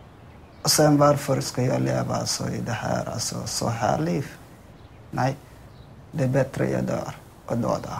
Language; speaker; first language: Swedish; non-native, fluent; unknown